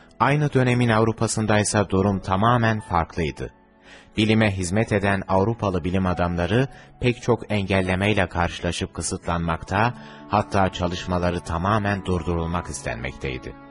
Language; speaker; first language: Turkish; native; Turkish